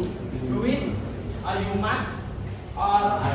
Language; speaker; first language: English; non-native, learner; Indonesian